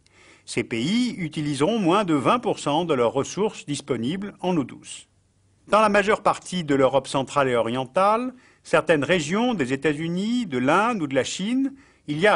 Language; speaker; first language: French; native; French